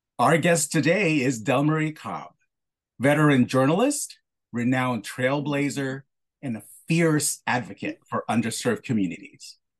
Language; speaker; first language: English; non-native, local second language; Filipino